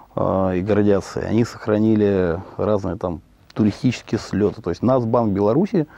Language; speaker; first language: Russian; native; Russian